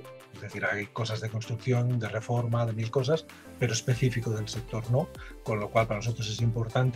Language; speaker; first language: Spanish; native; Spanish